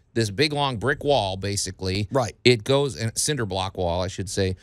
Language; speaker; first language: English; native; English